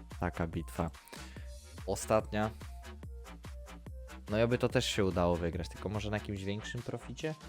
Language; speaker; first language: Polish; native; Polish